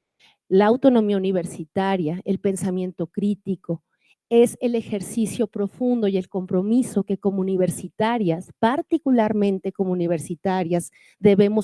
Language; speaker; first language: Spanish; native; Spanish